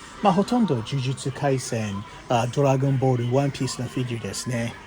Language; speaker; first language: Japanese; non-native, fluent; English